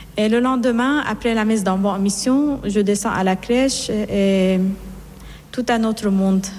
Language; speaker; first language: French; non-native, fluent; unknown